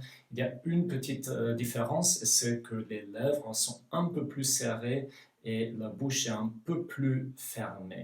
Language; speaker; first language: French; non-native, fluent; Norwegian